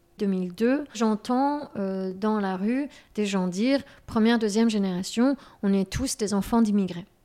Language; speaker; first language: French; native; French